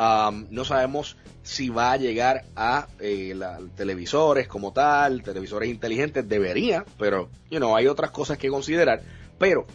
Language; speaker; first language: Spanish; native; Spanish